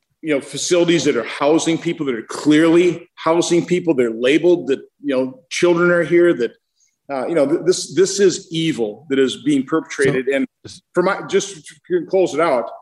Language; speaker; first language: English; native; English